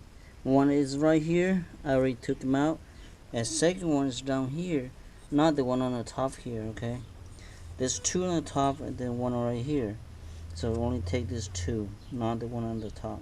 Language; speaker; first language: English; non-native, fluent; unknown